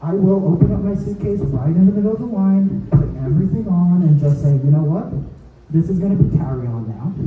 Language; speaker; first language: English; native; English